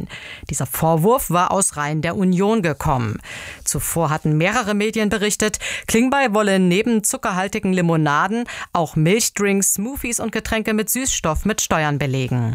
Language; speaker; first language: German; native; German